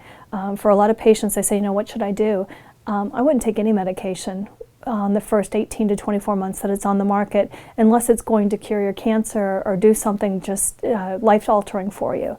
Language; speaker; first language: English; native; English